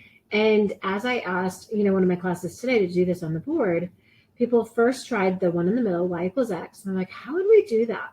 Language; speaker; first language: English; native; English